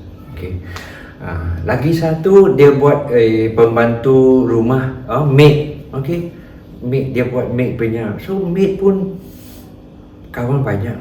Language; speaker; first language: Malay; non-native, local second language; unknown